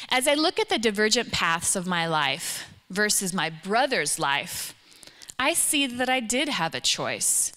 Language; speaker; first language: English; native; English